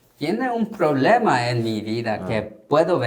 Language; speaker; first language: Spanish; non-native, learner; Korean